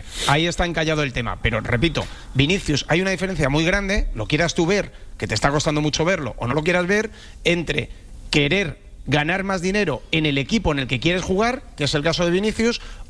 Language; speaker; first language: Spanish; native; Spanish